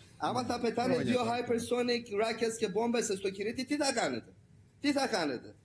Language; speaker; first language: Greek; non-native, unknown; Persian